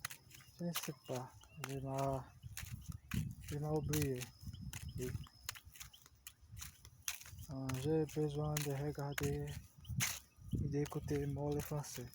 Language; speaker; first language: French; non-native, learner; Portuguese